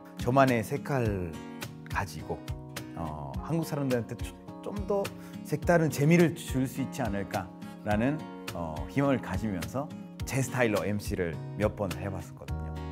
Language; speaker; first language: Korean; non-native, fluent; Spanish